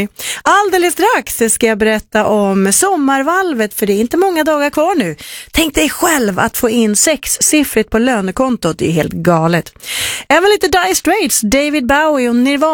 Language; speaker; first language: Swedish; native; Swedish